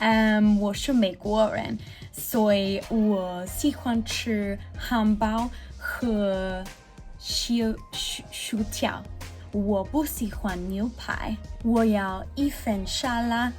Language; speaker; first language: Chinese; non-native, learner; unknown